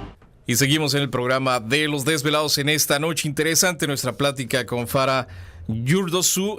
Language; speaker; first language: Spanish; native; Spanish